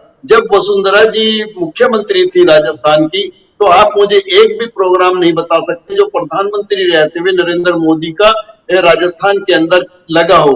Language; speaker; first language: Hindi; native; Hindi